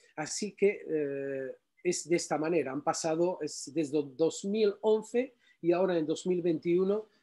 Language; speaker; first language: Spanish; non-native, fluent; Arabic